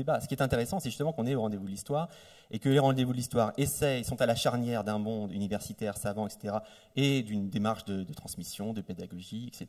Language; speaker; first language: French; native; French